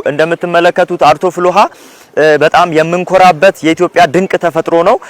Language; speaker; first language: Amharic; non-native, local second language; Wolaytta